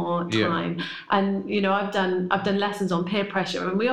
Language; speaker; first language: English; native; English